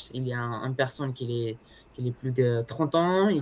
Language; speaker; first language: French; non-native, learner; Spanish